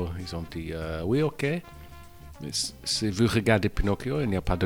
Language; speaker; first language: French; non-native, fluent; English